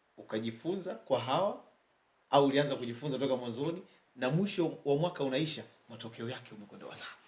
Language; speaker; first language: Swahili; native; Swahili